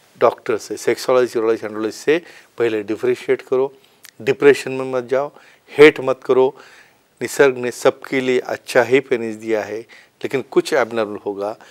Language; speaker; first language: Hindi; non-native, local second language; Marathi